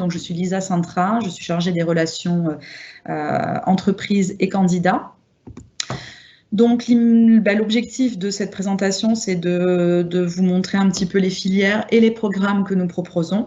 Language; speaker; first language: French; native; French